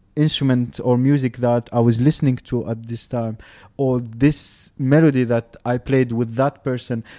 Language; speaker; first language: English; non-native, fluent; Arabic